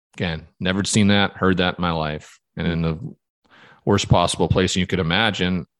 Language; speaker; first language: English; native; English